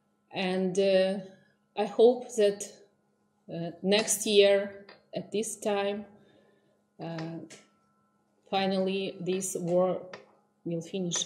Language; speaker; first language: English; non-native, fluent; Ukrainian